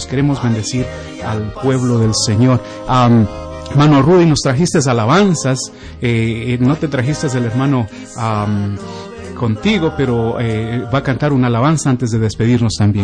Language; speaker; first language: Spanish; native; Spanish